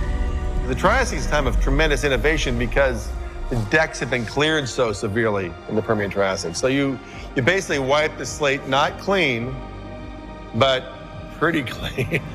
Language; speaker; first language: English; native; English